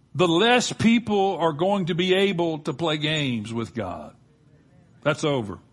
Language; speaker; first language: English; native; English